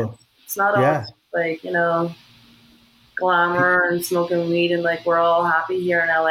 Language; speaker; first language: English; native; English